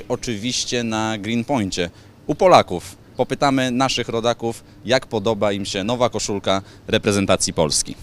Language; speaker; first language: Polish; native; Polish